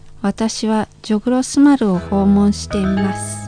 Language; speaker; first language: Japanese; non-native, learner; Indonesian